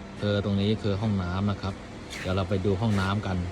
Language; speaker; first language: Thai; non-native, fluent; Chinese